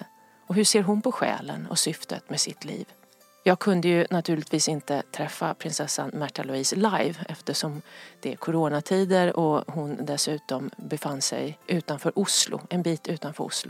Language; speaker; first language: Swedish; native; Swedish